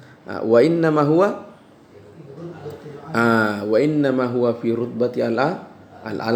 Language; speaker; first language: Arabic; non-native, fluent; Indonesian